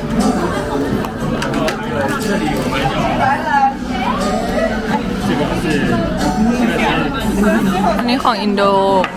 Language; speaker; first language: Chinese; non-native, learner; Thai